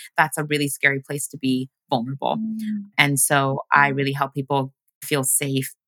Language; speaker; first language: English; early bilingual, other home language; Ganda